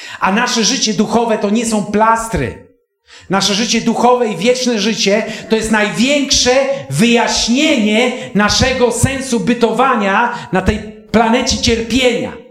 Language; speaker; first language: Polish; native; Polish